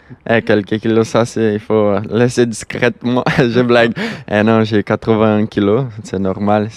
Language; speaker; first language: French; non-native, learner; Portuguese